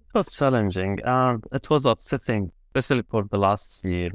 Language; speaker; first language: English; non-native, fluent; Arabic